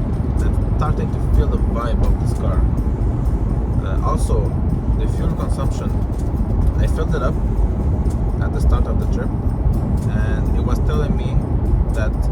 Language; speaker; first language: English; non-native, fluent; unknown